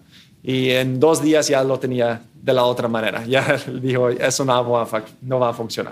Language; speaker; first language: Spanish; non-native, fluent; English